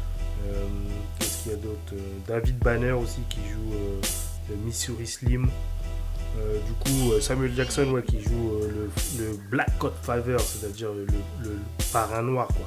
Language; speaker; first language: French; native; French